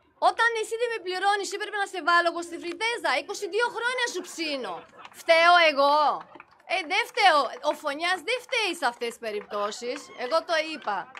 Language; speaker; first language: Greek; non-native, fluent; Romanian